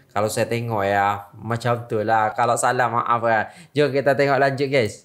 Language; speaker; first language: Indonesian; native; Indonesian